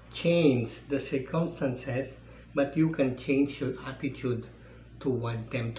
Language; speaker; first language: English; non-native, local second language; Filipino